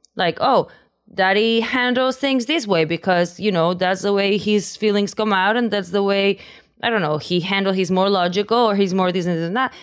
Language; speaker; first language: English; non-native, fluent; Spanish